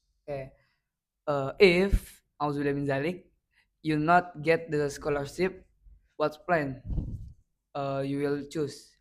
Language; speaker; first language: English; non-native, learner; Indonesian